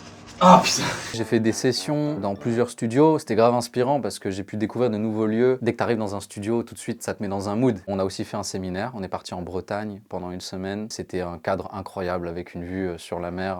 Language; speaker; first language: French; native; French